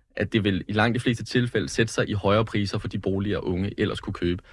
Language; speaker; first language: Danish; native; Danish